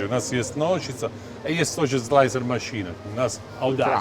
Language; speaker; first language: Russian; non-native, learner; Italian